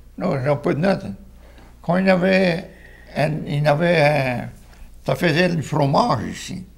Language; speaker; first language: French; native; French